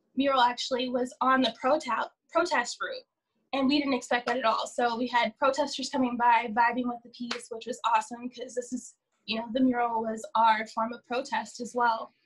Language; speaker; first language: English; native; English